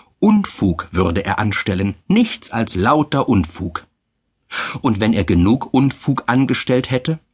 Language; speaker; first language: German; native; German